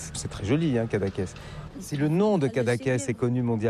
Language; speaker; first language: French; native; French